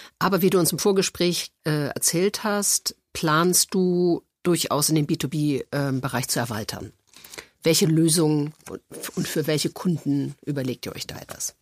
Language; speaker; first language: German; native; German